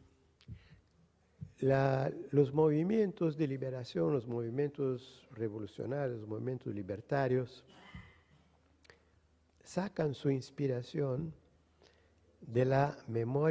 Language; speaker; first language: Spanish; non-native, fluent; Portuguese